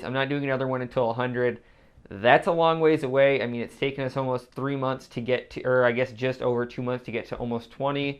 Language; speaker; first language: English; native; English